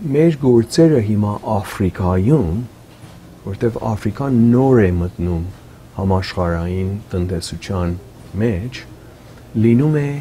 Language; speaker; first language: Armenian; early bilingual, heritage; Armenian